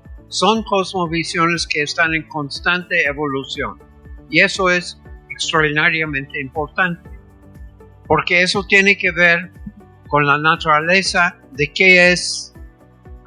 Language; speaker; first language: Spanish; non-native, fluent; English